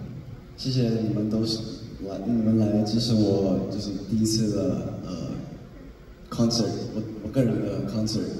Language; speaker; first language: Chinese; early bilingual, heritage; English